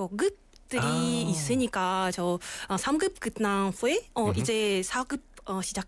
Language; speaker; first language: Korean; non-native, learner; Russian